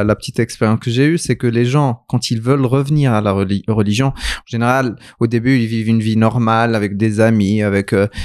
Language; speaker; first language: French; non-native, local second language; Arabic